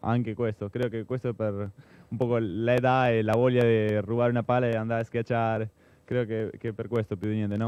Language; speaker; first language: Italian; non-native, fluent; Spanish